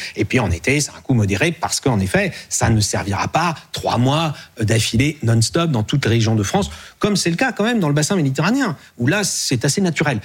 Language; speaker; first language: French; native; French